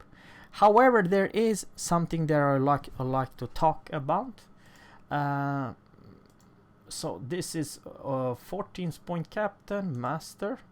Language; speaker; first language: English; non-native, fluent; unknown